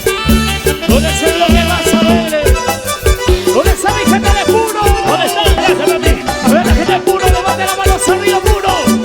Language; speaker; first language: Spanish; native; Spanish